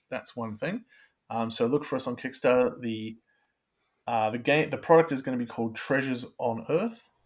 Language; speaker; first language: English; native; English